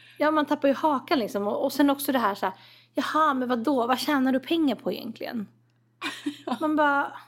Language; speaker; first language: Swedish; native; Swedish